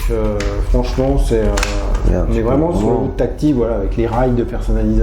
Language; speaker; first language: French; native; French